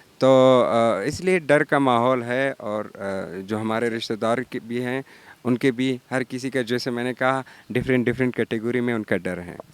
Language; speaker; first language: Hindi; non-native, fluent; Pashto